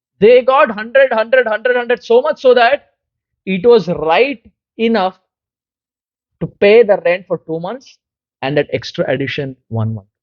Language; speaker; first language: English; non-native, local second language; Hindi